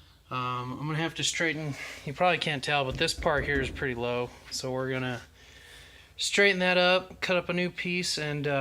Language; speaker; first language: English; native; English